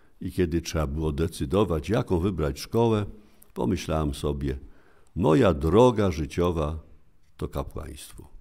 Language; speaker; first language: Polish; native; Polish